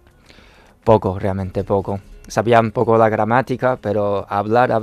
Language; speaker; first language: Spanish; non-native, fluent; Chinese